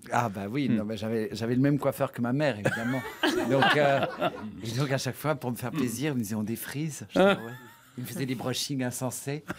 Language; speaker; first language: French; native; French